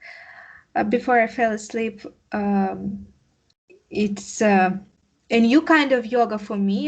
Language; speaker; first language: English; non-native, learner; Russian